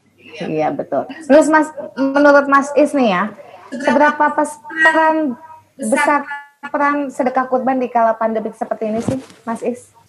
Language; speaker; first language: Indonesian; native; Indonesian